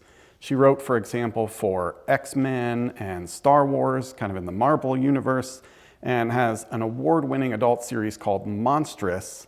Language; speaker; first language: English; native; English